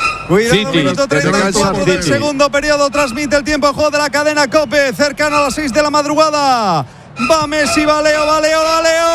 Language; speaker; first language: Spanish; native; Spanish